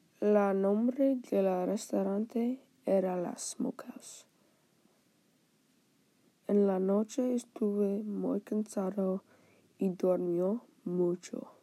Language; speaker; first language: Spanish; non-native, learner; English